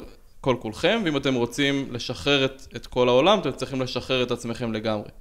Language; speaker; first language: Hebrew; native; Hebrew